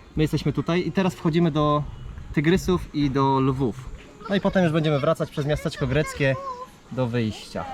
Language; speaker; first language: Polish; native; Polish